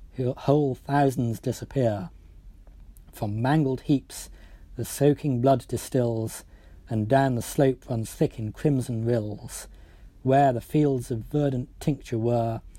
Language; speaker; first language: English; native; English